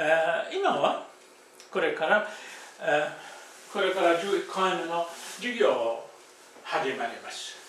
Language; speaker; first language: Japanese; non-native, fluent; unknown